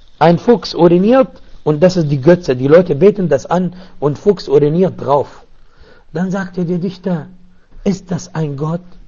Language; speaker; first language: German; non-native, fluent; Arabic